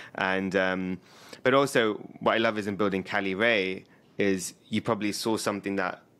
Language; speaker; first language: English; native; English